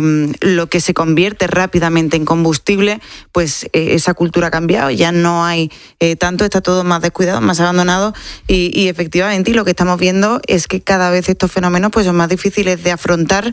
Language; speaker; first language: Spanish; native; Spanish